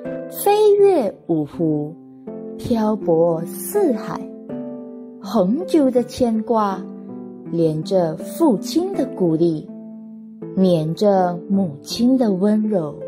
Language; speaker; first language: Chinese; native; Chinese